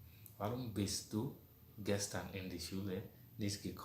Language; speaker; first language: German; non-native, fluent; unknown